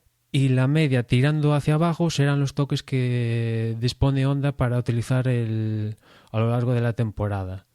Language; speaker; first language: Spanish; native; Spanish